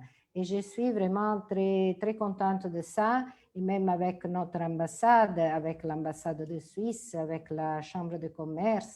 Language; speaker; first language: French; non-native, fluent; Italian